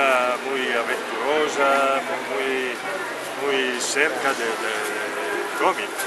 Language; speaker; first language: Spanish; non-native, learner; Italian